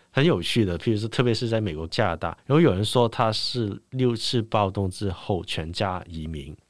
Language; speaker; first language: Chinese; non-native, local second language; Cantonese